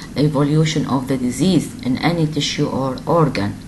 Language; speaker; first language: English; non-native, fluent; Arabic